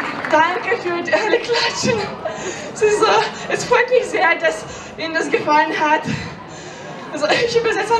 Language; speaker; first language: German; non-native, learner; Belarusian